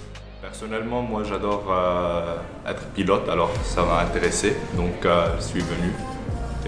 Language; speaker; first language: French; non-native, local second language; Arabic